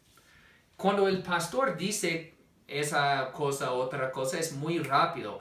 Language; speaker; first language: Spanish; non-native, fluent; English